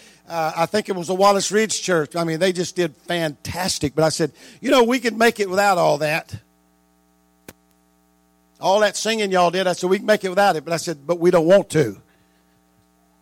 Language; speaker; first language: English; native; English